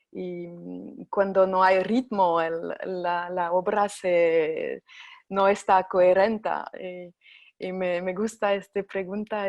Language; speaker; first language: Spanish; non-native, fluent; French